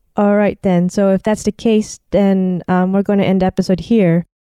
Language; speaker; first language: English; native; English